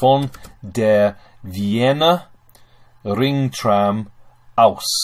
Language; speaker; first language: German; non-native, fluent; English